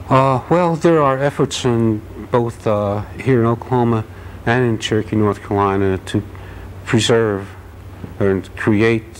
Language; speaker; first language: English; native; English